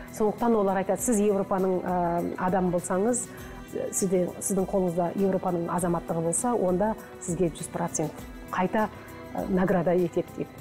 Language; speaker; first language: Kazakh; early bilingual, heritage; Kazakh